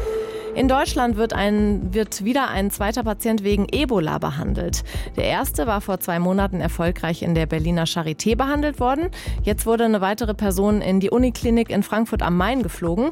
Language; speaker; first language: German; native; German